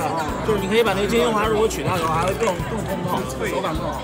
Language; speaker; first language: Chinese; native; Chinese